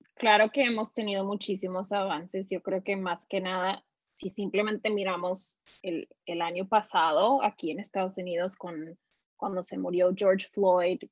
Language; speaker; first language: Spanish; early bilingual, heritage; Spanish